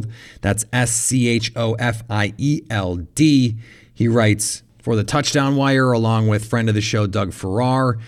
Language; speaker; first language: English; native; English